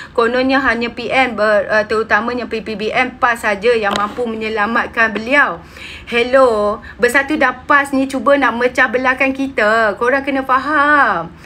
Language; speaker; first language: Malay; native; Malay